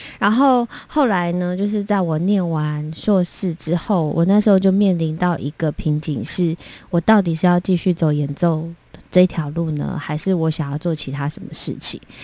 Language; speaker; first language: Chinese; non-native, local second language; Min Nan Chinese